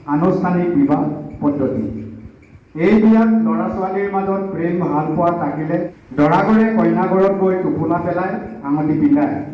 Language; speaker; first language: Assamese; non-native, local second language; Mising